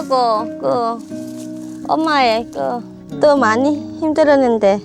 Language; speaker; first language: Korean; non-native, learner; Vietnamese